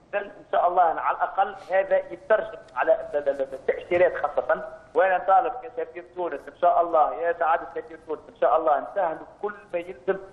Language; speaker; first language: Arabic; native; Arabic